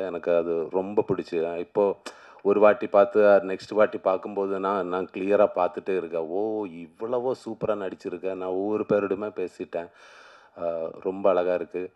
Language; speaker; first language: Tamil; non-native, learner; Malayalam